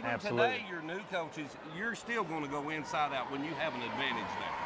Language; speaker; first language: English; native; English